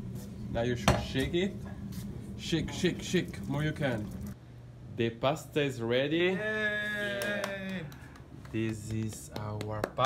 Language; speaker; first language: English; non-native, learner; Italian